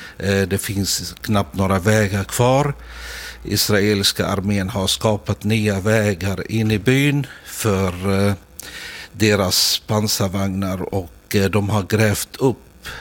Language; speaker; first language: Swedish; non-native, fluent; Arabic